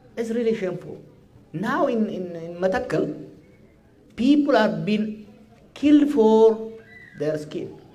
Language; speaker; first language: English; non-native, local second language; Amharic